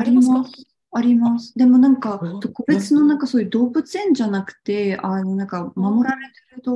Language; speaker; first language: Japanese; non-native, fluent; Tatar